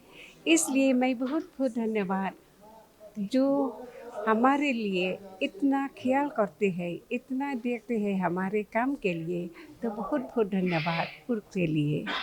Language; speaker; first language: Hindi; non-native, local second language; Khasi